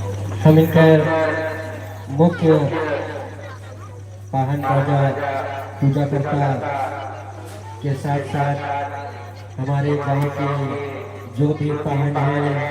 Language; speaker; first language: Hindi; non-native, local second language; Sadri